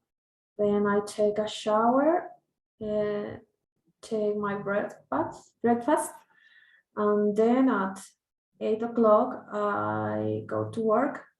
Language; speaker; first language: English; non-native, learner; Spanish